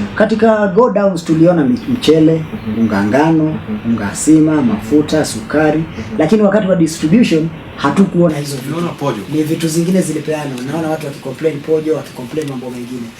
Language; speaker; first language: Swahili; native; Swahili